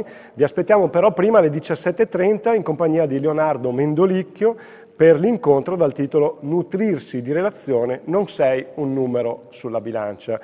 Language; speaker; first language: Italian; native; Italian